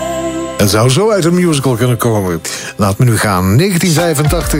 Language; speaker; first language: Dutch; native; Dutch